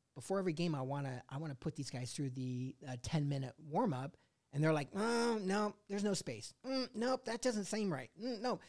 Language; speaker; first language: English; native; English